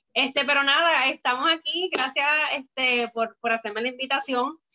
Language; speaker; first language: Spanish; native; Spanish